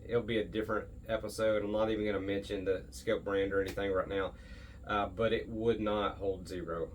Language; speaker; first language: English; native; English